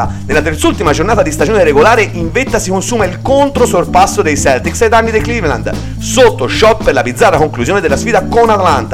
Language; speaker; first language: Italian; native; Italian